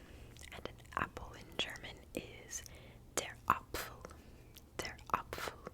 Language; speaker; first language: German; non-native, learner; English